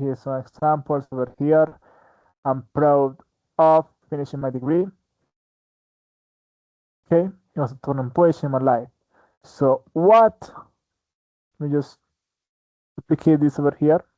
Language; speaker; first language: English; non-native, fluent; Spanish